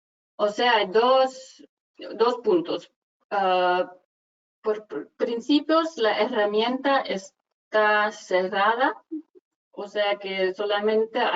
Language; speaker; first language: Spanish; non-native, fluent; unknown